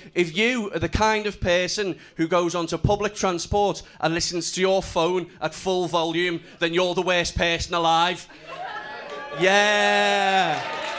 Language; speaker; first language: English; native; English